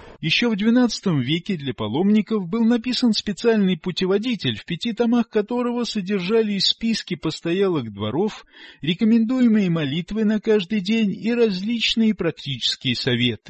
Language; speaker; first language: Russian; native; Russian